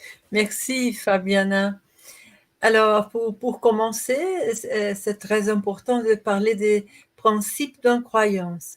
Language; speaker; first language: French; non-native, learner; Portuguese